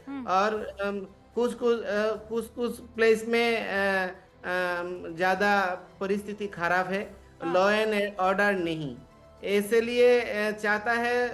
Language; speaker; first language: Hindi; non-native, learner; Bangla